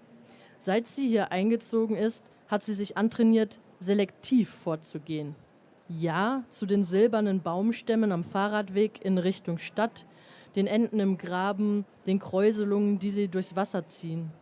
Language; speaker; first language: German; native; German